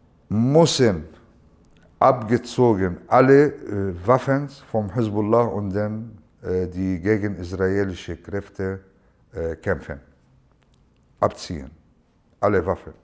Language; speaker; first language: German; non-native, learner; Arabic